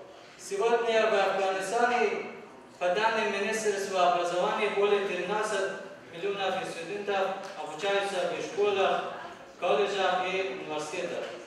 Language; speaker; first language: Russian; non-native, learner; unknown